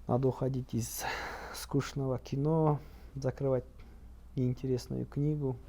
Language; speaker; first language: Russian; non-native, local second language; Kazakh